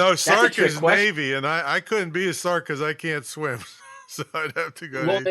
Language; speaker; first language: English; native; English